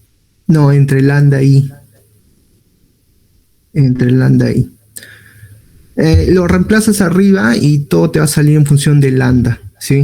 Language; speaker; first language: Spanish; native; Spanish